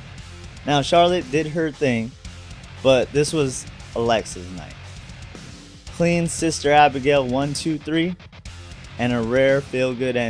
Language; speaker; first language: English; native; English